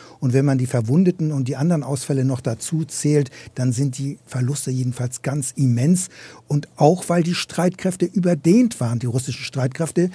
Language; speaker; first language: German; native; German